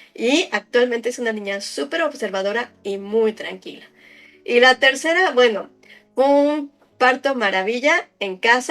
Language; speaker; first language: Spanish; native; Spanish